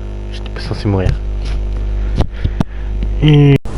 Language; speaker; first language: French; native; French